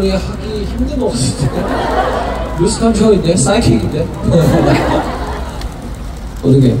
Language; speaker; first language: Korean; non-native, learner; Chinese